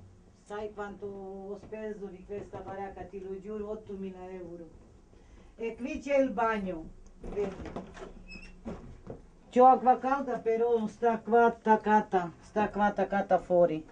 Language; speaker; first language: Italian; non-native, fluent; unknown